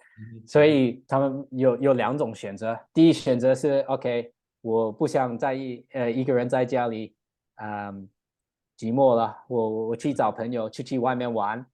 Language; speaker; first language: Chinese; non-native, learner; English